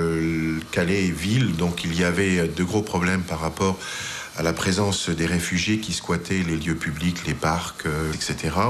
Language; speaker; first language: French; native; French